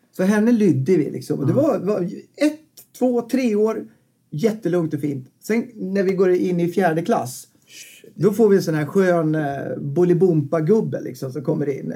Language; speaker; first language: Swedish; native; Swedish